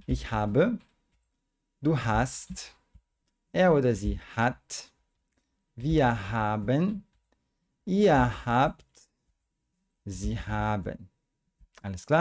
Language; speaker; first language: German; non-native, fluent; Portuguese